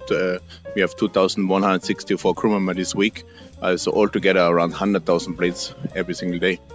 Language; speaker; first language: English; non-native, fluent; German